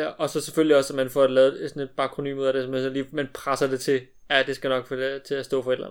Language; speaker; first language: Danish; native; Danish